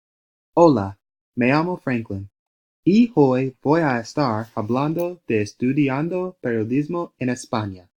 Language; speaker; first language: Spanish; non-native, learner; English